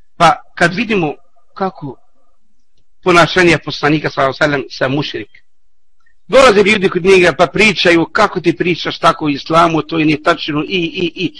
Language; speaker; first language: Bosnian; non-native, learner; Arabic